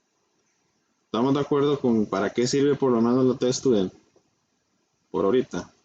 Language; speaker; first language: Spanish; native; Spanish